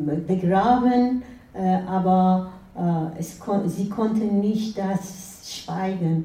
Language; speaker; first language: German; non-native, fluent; Persian